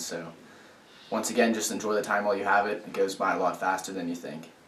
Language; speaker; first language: English; native; English